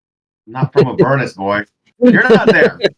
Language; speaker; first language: English; native; English